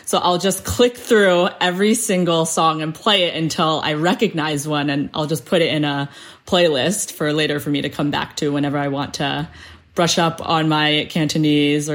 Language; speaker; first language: English; early bilingual, other home language; Cantonese